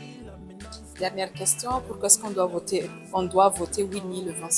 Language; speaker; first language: French; native; French